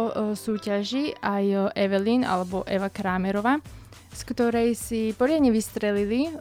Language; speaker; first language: Slovak; native; Slovak